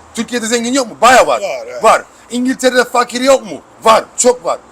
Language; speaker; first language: Turkish; early bilingual, heritage; Turkish